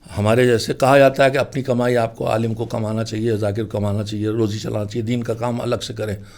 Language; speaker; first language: Urdu; native; Urdu